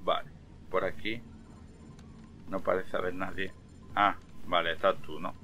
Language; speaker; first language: Spanish; native; Spanish